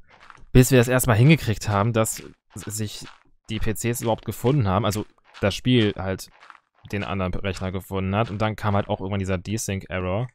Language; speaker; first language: German; native; German